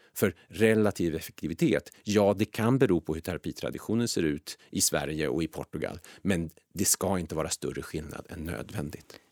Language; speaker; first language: Swedish; native; Swedish